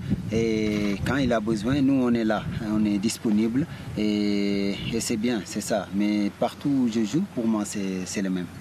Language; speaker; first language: French; early bilingual, heritage; Italian